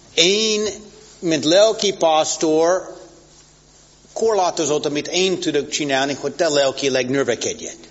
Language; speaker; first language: Hungarian; non-native, fluent; English